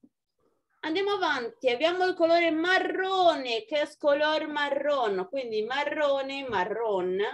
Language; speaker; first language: Italian; non-native, fluent; Spanish